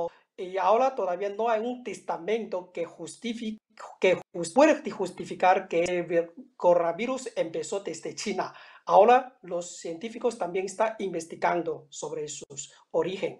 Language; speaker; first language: Spanish; non-native, fluent; Chinese